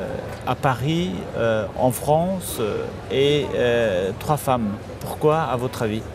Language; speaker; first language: French; non-native, fluent; Kurdish